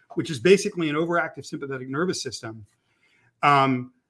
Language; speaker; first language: English; native; English